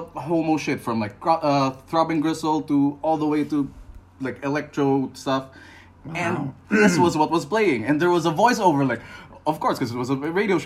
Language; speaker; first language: English; non-native, local second language; Filipino